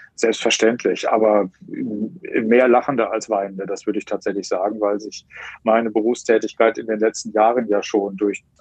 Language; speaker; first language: German; native; German